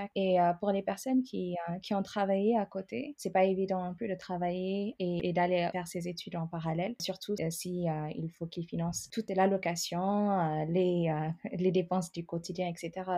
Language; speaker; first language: French; non-native, fluent; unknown